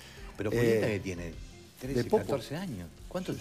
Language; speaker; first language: Spanish; native; Spanish